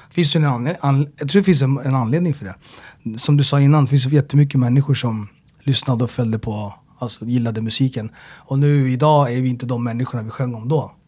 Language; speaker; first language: Swedish; early bilingual, other home language; Amharic